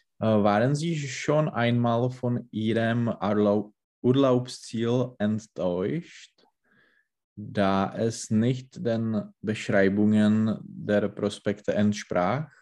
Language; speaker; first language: German; non-native, learner; Czech